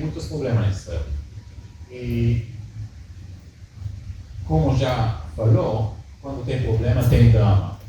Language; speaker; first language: Portuguese; early bilingual, heritage; Hebrew